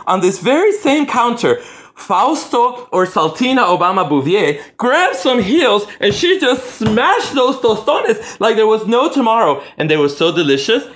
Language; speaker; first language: English; non-native, local second language; Spanish